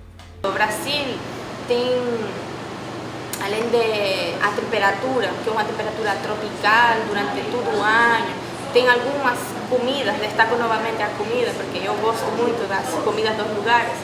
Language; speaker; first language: Portuguese; non-native, fluent; Spanish